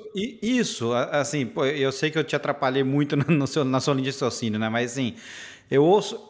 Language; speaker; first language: Portuguese; native; Portuguese